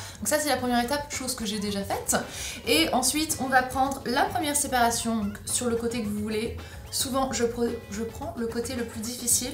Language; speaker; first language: French; native; French